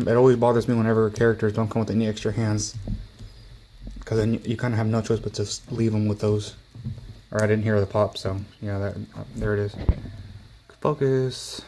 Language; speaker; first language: English; native; English